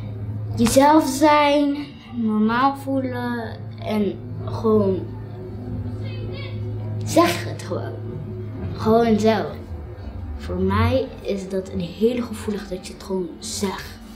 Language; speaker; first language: Dutch; early bilingual, other home language; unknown